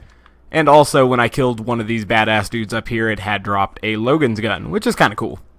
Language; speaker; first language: English; native; English